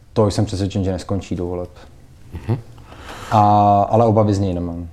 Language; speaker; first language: Czech; native; Czech